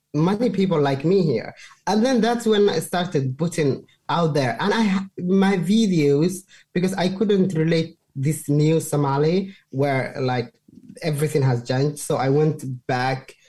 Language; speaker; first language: English; non-native, fluent; Somali